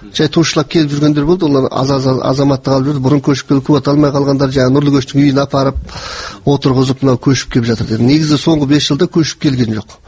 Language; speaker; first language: Kazakh; native; Kazakh